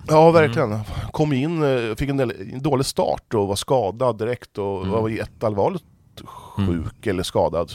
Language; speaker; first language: Swedish; native; Swedish